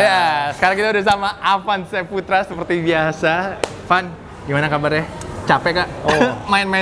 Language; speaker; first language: Indonesian; native; Indonesian